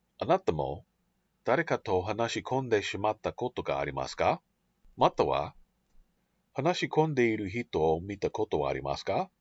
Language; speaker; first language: Japanese; non-native, learner; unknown